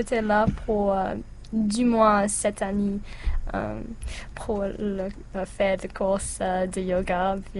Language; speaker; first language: French; non-native, learner; English